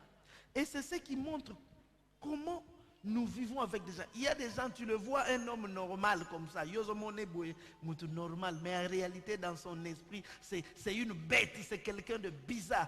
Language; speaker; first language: French; non-native, local second language; Lingala